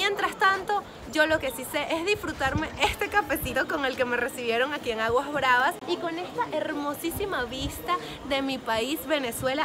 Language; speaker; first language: Spanish; native; Spanish